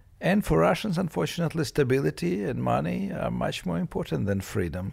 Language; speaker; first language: English; non-native, fluent; Russian